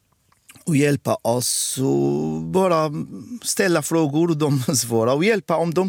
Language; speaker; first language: Swedish; non-native, fluent; Arabic